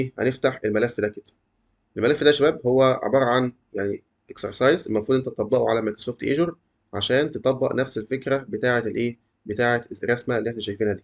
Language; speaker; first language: Arabic; native; Arabic